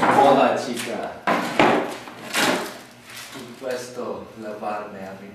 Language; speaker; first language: Spanish; non-native, learner; English